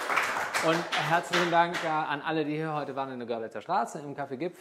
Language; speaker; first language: German; native; German